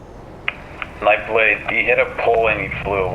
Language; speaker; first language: English; native; English